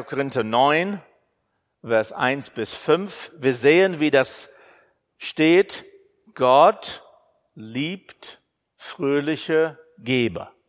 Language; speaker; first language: German; non-native, fluent; English